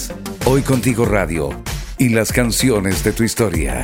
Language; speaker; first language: Spanish; native; Spanish